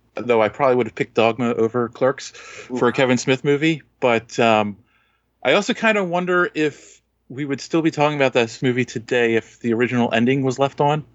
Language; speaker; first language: English; native; English